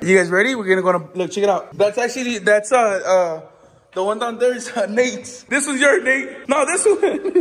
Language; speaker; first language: English; early bilingual, other home language; Spanish